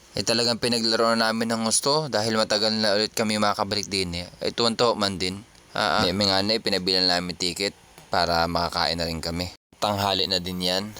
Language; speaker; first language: Filipino; native; Filipino